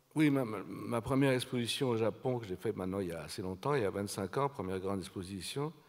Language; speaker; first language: French; native; French